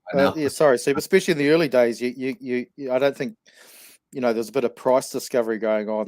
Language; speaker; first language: English; native; English